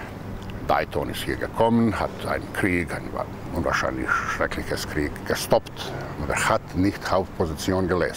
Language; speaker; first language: German; non-native, fluent; Croatian